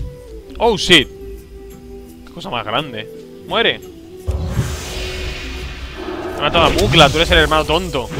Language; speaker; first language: Spanish; native; Spanish